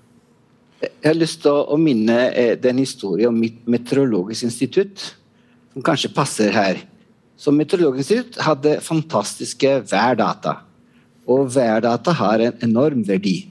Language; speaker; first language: Norwegian; non-native, fluent; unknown